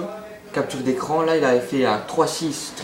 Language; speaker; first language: French; native; French